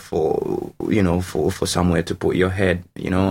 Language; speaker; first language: English; non-native, local second language; Ganda